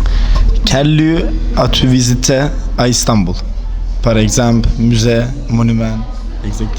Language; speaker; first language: French; non-native, learner; Turkish